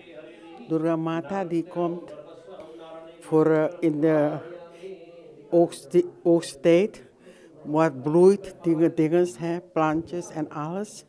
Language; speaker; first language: Dutch; non-native, learner; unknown